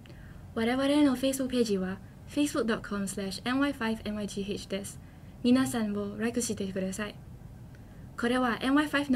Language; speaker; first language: Japanese; non-native, learner; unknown